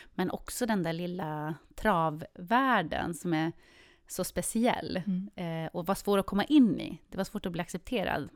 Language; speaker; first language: Swedish; native; Swedish